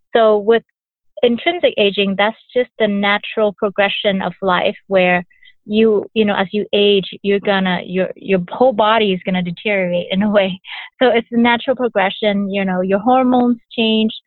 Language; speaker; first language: English; early bilingual, other home language; Vietnamese